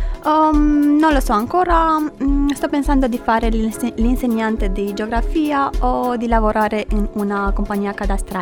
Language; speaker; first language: Italian; non-native, fluent; Romanian